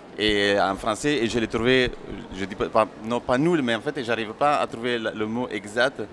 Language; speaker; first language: French; non-native, fluent; Italian